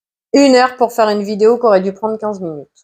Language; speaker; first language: French; native; French